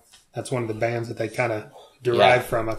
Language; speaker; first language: English; native; English